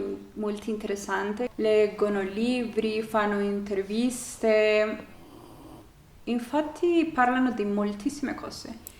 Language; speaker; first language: Italian; non-native, learner; Spanish